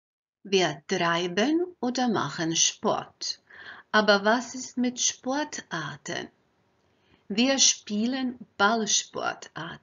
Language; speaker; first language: German; non-native, fluent; Croatian